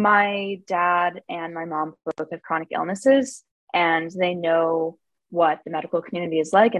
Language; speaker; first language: English; native; English